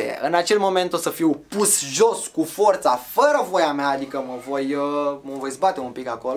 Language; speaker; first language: Romanian; native; Romanian